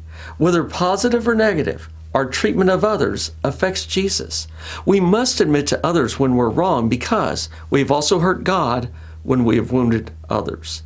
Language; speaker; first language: English; native; English